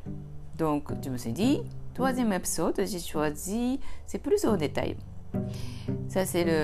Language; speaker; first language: French; non-native, fluent; Japanese